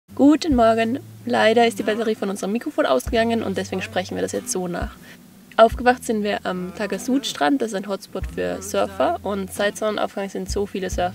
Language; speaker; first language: German; native; German